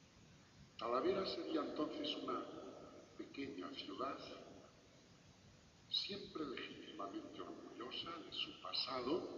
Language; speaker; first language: Spanish; native; Spanish